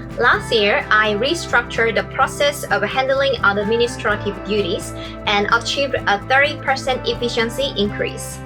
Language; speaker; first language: English; non-native, fluent; Korean